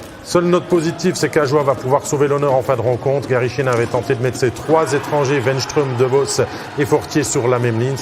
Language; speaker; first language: French; native; French